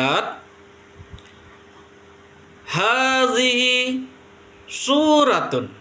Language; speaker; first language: Arabic; non-native, fluent; Indonesian